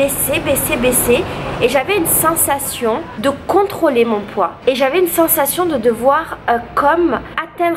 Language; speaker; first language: French; native; French